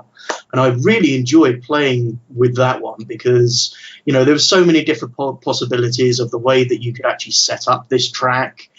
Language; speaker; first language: English; native; English